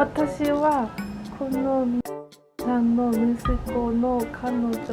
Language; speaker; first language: Japanese; non-native, learner; Korean